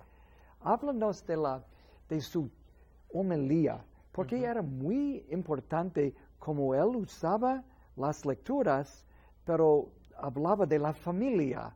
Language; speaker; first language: Spanish; non-native, fluent; English